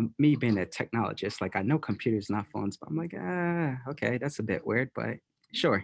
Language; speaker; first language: English; native; English